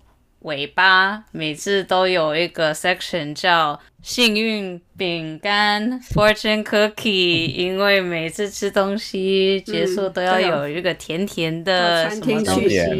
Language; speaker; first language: Chinese; early bilingual, heritage; Chinese